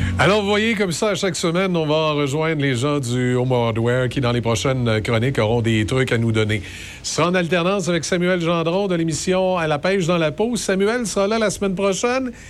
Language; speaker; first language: French; native; French